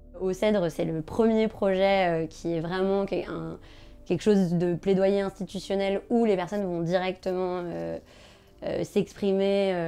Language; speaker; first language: French; native; French